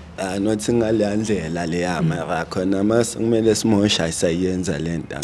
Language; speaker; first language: Zulu; native; Zulu